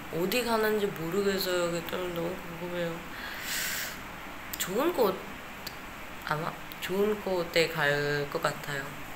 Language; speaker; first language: Korean; non-native, learner; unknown